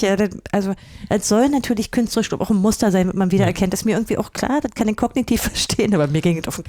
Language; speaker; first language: German; native; German